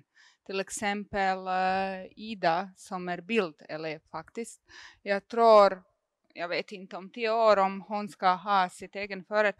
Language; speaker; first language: Swedish; non-native, fluent; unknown